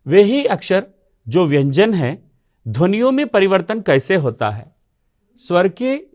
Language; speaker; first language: Hindi; non-native, local second language; Telugu